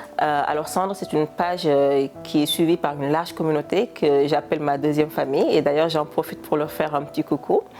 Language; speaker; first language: French; non-native, local second language; Wolof